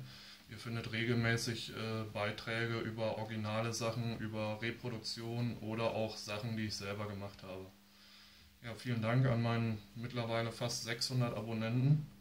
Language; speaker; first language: German; native; German